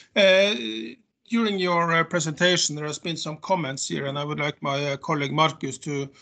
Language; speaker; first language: English; non-native, fluent; Norwegian